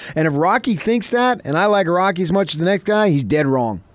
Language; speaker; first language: English; native; English